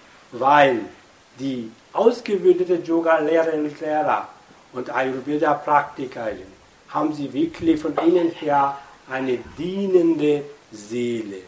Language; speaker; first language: German; non-native, fluent; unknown